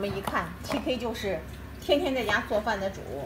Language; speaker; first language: Chinese; native; Chinese